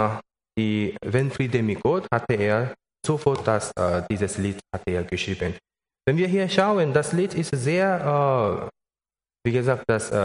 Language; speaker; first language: German; non-native, learner; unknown